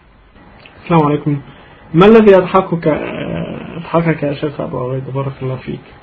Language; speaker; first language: Arabic; native; Arabic